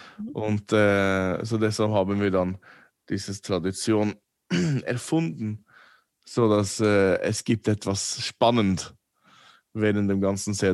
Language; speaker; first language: German; non-native, fluent; English